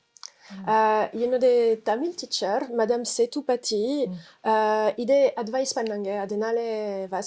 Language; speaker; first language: Tamil; non-native, fluent; Spanish